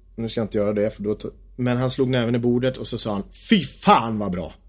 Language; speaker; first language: Swedish; native; Swedish